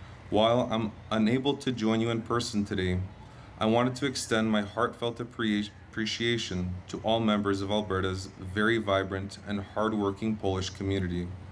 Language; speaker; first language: English; native; English